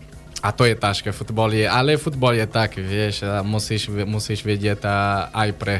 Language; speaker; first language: Slovak; non-native, learner; Portuguese